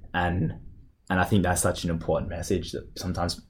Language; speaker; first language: English; native; English